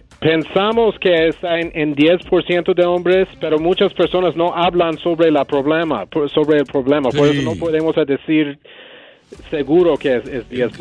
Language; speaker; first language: Spanish; non-native, learner; English